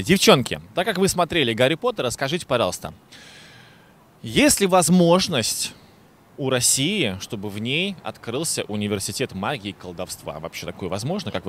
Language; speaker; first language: Russian; native; Russian